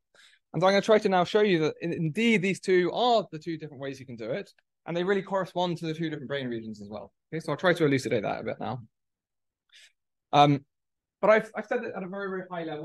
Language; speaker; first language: English; native; English